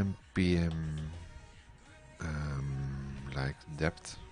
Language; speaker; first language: English; non-native, fluent; Dutch